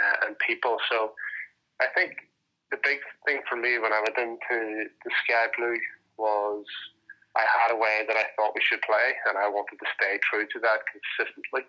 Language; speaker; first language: English; native; English